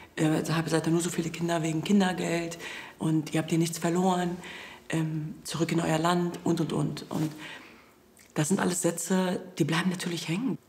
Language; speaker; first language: German; early bilingual, other home language; Kurdish